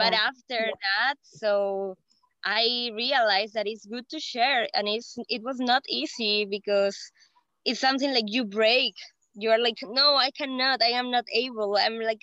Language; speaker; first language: English; non-native, fluent; Spanish